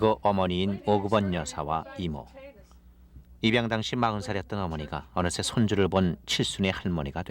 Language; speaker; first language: Korean; native; Korean